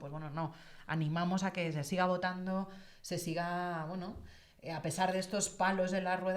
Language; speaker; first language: Spanish; native; Spanish